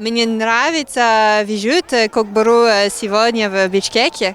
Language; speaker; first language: Russian; non-native, learner; French